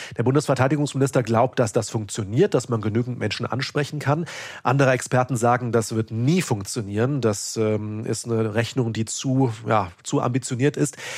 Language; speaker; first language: German; native; German